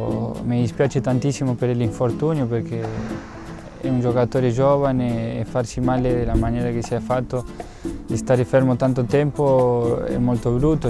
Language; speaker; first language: Italian; non-native, fluent; Spanish